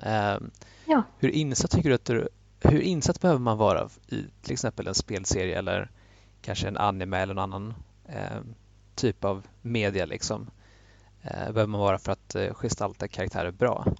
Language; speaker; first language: Swedish; native; Swedish